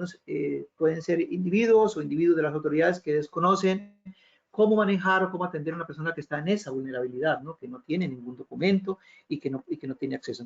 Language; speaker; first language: Spanish; native; Spanish